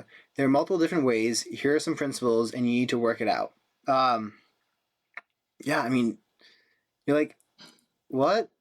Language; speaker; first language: English; native; English